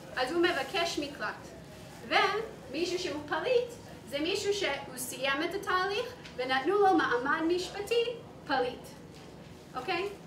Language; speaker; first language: Hebrew; non-native, fluent; English